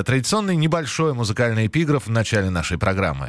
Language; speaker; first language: Russian; native; Russian